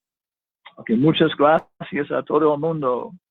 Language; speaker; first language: Spanish; non-native, learner; English